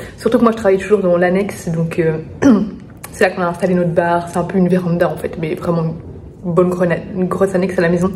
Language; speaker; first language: French; native; French